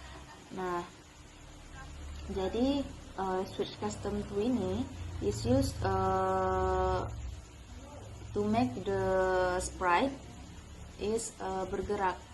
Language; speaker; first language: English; non-native, learner; Indonesian